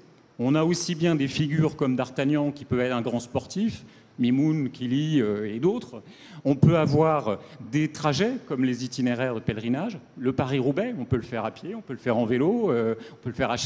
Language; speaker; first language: French; native; French